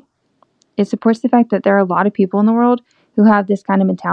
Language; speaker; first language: English; native; English